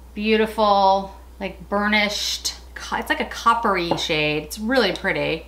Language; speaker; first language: English; native; English